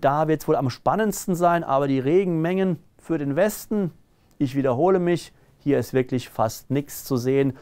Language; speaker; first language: German; native; German